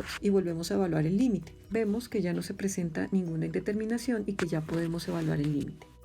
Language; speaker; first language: Spanish; native; Spanish